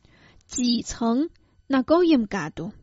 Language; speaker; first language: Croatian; non-native, fluent; Chinese